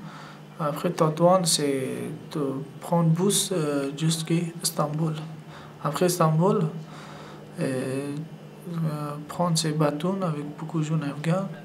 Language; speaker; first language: French; non-native, learner; Persian